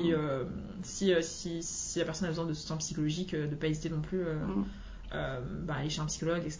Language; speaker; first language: French; native; French